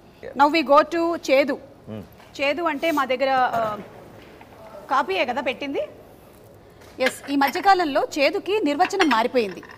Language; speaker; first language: Telugu; native; Telugu